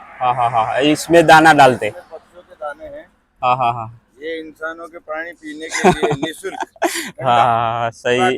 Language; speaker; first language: Hindi; non-native, local second language; Gujarati